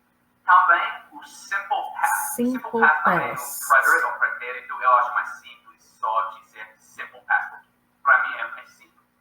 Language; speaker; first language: Portuguese; non-native, fluent; English